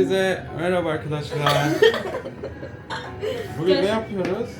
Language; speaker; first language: Turkish; non-native, fluent; Korean